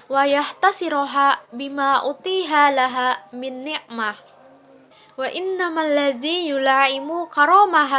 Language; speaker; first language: Arabic; non-native, learner; Indonesian